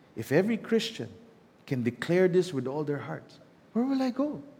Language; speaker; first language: English; non-native, local second language; Filipino